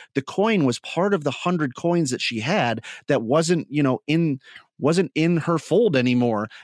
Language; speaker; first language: English; native; English